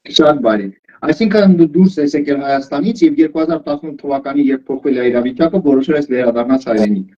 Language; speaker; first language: Armenian; early bilingual, heritage; Armenian